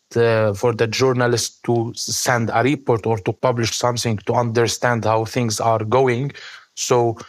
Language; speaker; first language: English; non-native, fluent; Arabic